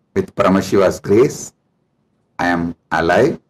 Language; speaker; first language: English; non-native, local second language; Tamil